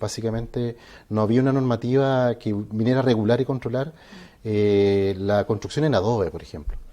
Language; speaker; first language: Spanish; native; Spanish